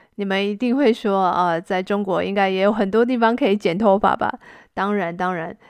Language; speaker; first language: Chinese; native; Chinese